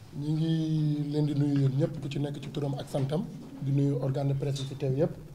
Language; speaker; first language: Wolof; native; Wolof